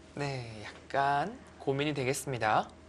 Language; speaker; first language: Korean; native; Korean